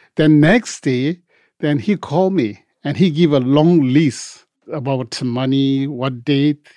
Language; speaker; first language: English; non-native, local second language; Tibetan